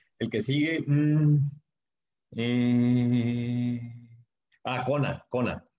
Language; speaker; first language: Spanish; native; Spanish